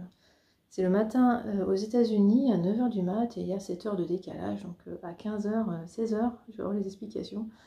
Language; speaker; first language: French; native; French